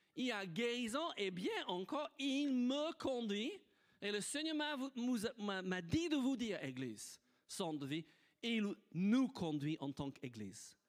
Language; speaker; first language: French; non-native, fluent; English